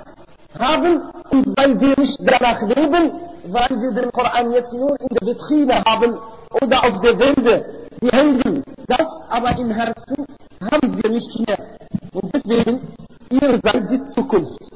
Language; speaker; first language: German; non-native, fluent; Arabic